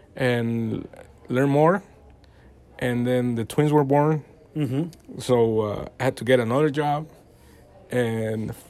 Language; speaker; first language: English; non-native, fluent; Spanish